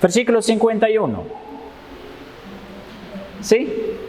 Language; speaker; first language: Spanish; non-native, fluent; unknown